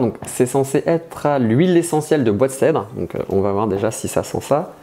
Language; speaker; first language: French; native; French